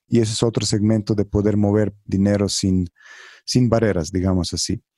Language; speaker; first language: Spanish; non-native, fluent; Croatian